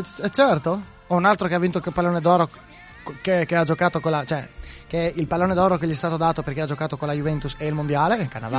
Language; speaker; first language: Italian; native; Italian